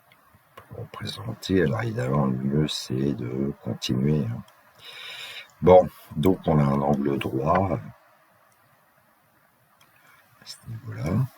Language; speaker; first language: French; native; French